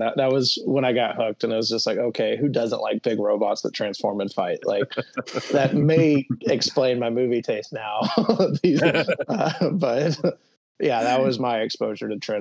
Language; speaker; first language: English; native; English